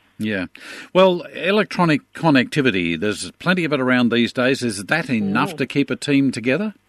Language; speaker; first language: English; native; English